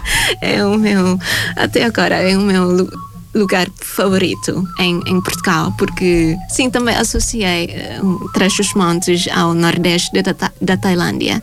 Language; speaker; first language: Portuguese; non-native, fluent; Thai